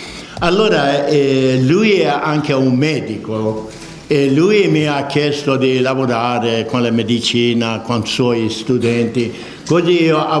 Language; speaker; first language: Italian; non-native, fluent; Tibetan